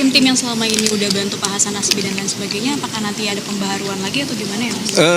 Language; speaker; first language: Indonesian; native; Indonesian